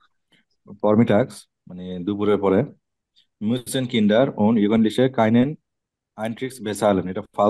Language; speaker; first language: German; non-native, learner; Bangla